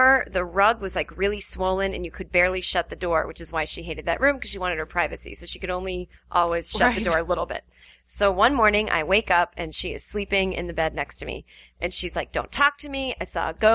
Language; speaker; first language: English; native; English